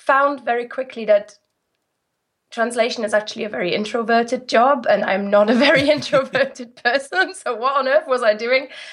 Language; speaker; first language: English; non-native, fluent; German